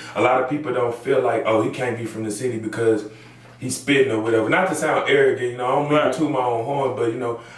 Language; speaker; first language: English; native; English